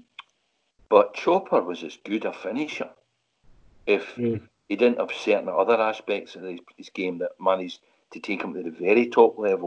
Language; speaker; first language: English; native; English